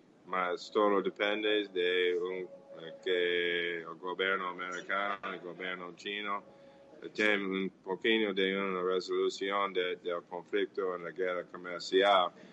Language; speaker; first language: Portuguese; non-native, fluent; English